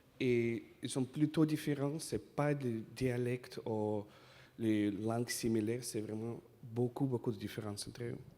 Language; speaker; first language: French; non-native, fluent; Russian